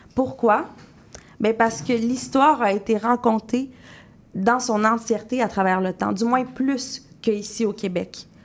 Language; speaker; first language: French; native; French